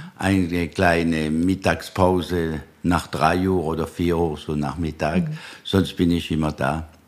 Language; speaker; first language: German; non-native, local second language; French